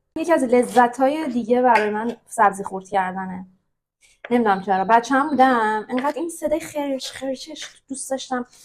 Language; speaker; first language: Persian; native; Persian